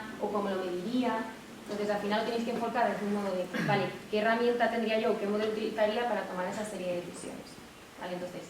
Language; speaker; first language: Spanish; native; Spanish